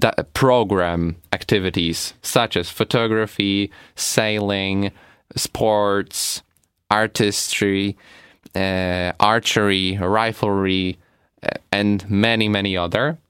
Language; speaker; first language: English; non-native, fluent; Polish